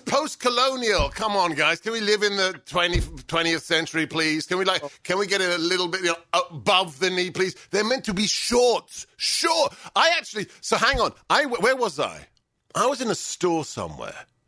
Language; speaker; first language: English; native; English